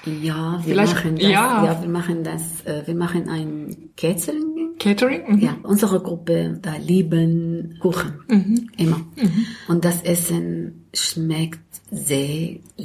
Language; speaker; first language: German; non-native, learner; Arabic